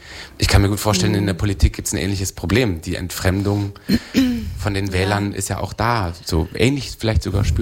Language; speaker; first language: German; native; German